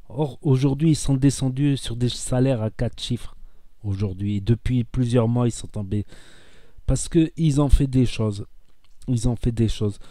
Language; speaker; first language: French; native; French